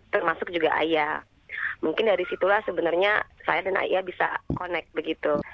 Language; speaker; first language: Indonesian; native; Indonesian